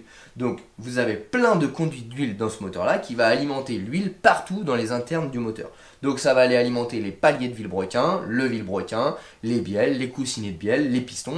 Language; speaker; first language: French; native; French